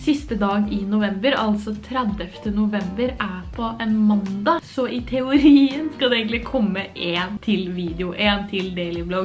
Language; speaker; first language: Norwegian; native; Norwegian